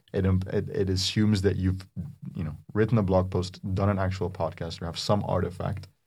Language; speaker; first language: English; non-native, fluent; Arabic